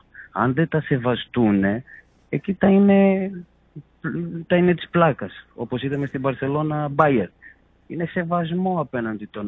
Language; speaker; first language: Greek; non-native, fluent; Portuguese